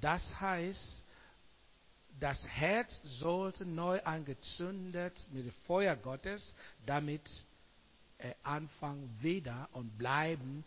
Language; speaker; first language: German; non-native, learner; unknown